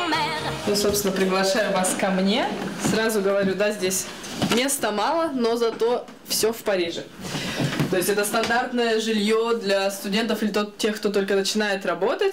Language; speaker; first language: Russian; native; Russian